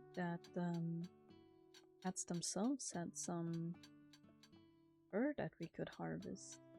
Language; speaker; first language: English; non-native, fluent; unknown